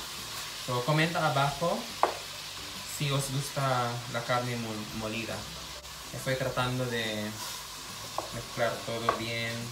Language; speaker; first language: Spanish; non-native, fluent; Filipino